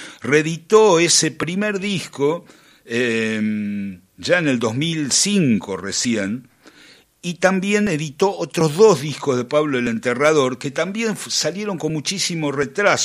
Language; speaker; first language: Spanish; native; Spanish